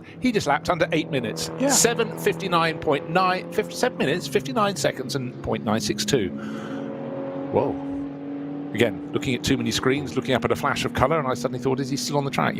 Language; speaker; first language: English; native; English